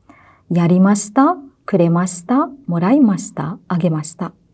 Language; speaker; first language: Japanese; non-native, fluent; Sinhala